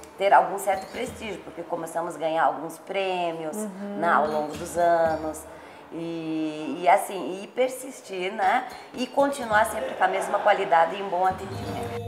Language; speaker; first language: Portuguese; early bilingual, other home language; Arabic